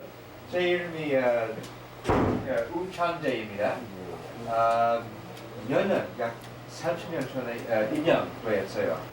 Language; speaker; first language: Korean; non-native, learner; English